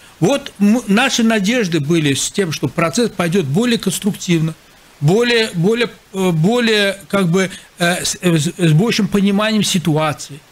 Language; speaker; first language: Russian; non-native, local second language; Azerbaijani